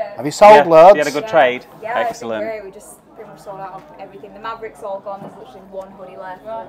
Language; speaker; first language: English; native; English